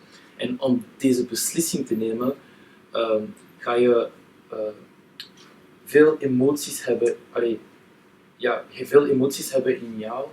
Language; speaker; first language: Dutch; non-native, local second language; French